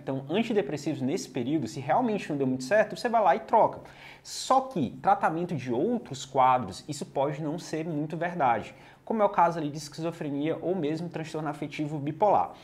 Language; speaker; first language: Portuguese; native; Portuguese